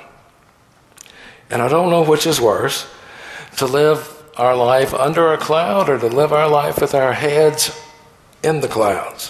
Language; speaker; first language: English; native; English